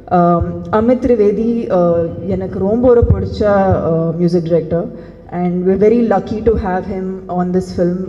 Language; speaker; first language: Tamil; non-native, learner; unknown